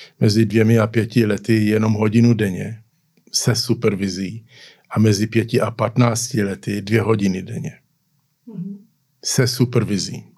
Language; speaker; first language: Czech; early bilingual, heritage; Czech